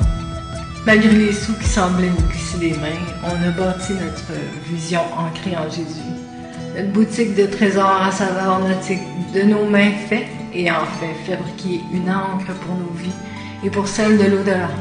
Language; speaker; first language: French; native; French